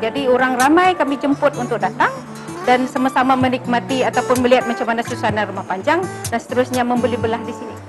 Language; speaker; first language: Malay; non-native, local second language; Iban